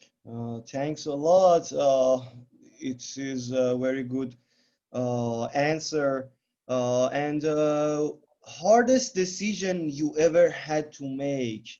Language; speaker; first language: English; non-native, learner; Persian